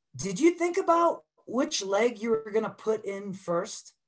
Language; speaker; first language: English; native; English